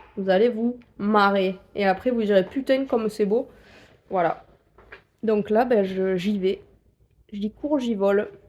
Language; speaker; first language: French; native; French